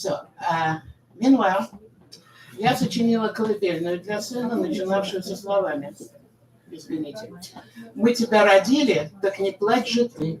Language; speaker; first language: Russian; native; Russian